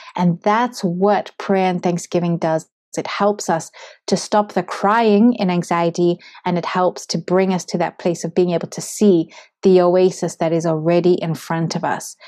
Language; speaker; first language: English; native; English